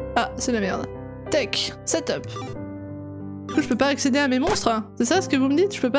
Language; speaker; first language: French; native; French